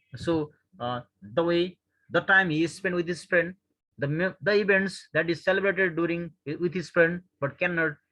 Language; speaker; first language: English; non-native, local second language; Nepali